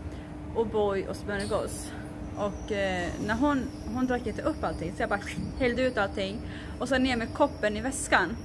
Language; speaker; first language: Swedish; native; Swedish